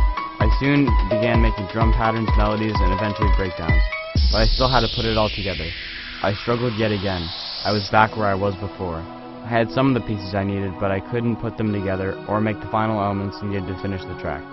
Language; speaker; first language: English; native; English